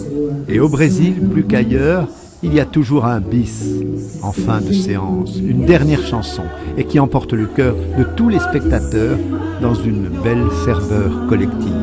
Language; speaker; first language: French; native; French